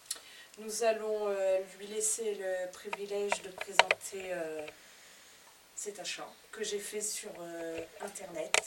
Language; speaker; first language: French; native; French